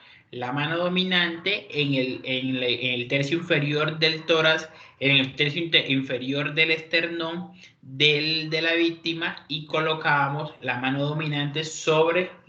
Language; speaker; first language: Spanish; native; Spanish